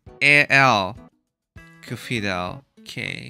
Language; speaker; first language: English; non-native, learner; Japanese